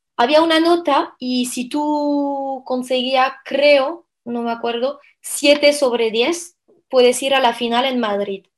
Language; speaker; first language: Spanish; non-native, fluent; French